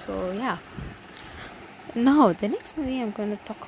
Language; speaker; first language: English; non-native, local second language; Tamil